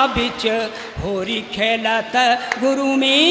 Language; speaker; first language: Hindi; native; Hindi